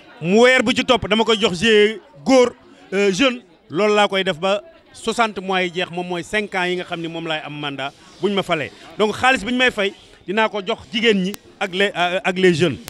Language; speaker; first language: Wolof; native; Wolof